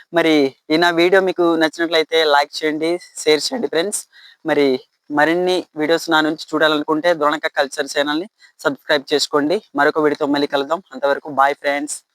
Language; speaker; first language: Telugu; non-native, local second language; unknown